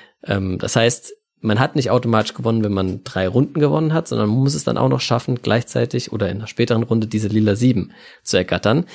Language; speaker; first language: German; native; German